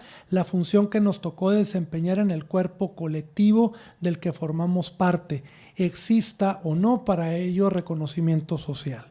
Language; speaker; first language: Spanish; native; Spanish